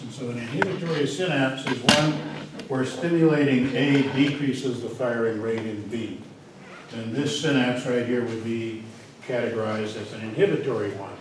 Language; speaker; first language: English; native; English